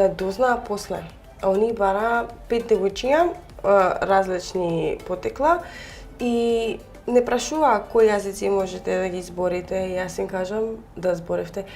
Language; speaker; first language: Macedonian; early bilingual, heritage; Macedonian